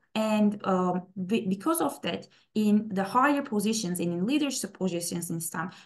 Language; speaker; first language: English; non-native, fluent; Turkish